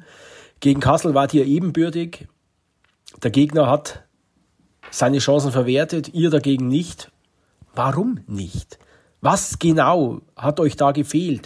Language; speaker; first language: German; native; German